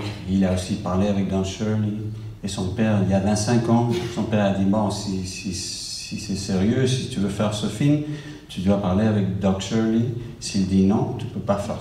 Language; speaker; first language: French; non-native, fluent; English